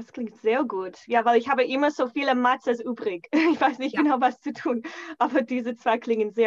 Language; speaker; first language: German; non-native, fluent; English